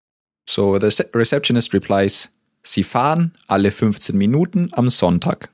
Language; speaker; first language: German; native; German